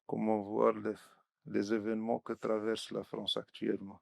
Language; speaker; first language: French; non-native, local second language; Arabic